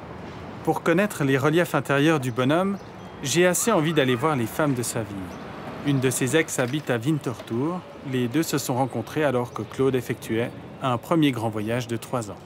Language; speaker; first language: French; native; French